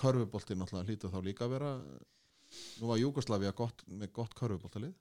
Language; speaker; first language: Icelandic; native; Icelandic